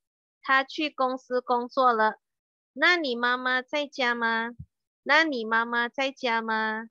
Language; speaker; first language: Chinese; non-native, fluent; Indonesian